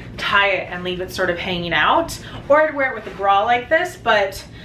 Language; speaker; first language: English; native; English